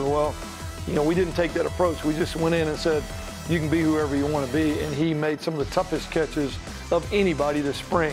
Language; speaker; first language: English; native; English